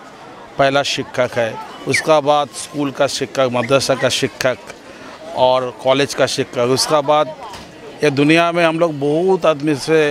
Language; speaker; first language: Hindi; non-native, local second language; Bangla